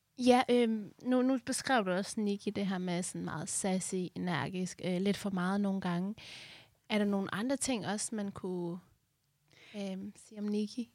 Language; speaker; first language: Danish; early bilingual, other home language; Persian